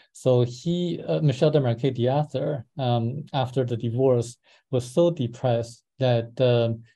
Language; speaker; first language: English; non-native, fluent; Chinese